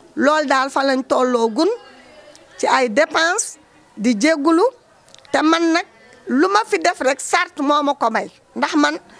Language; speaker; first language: Wolof; native; Wolof